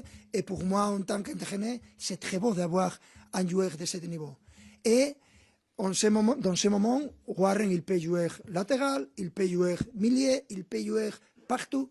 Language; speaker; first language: French; non-native, fluent; Spanish